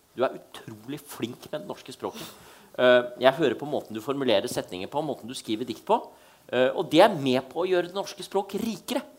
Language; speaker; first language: Norwegian; native; Norwegian